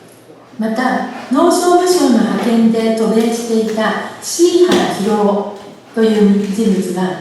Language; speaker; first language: Japanese; native; Japanese